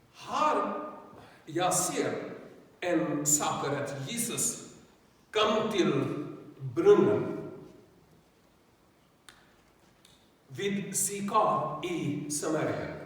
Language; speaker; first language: Swedish; non-native, learner; Urdu